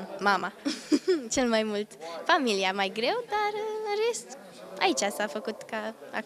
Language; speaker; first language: Romanian; early bilingual, heritage; Romanian